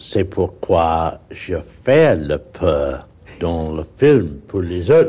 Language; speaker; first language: French; non-native, learner; English